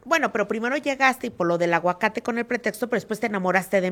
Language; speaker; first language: Spanish; native; Spanish